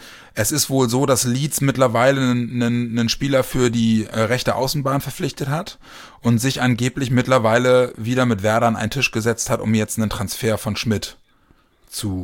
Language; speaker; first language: German; native; German